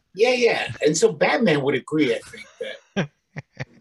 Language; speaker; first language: English; native; English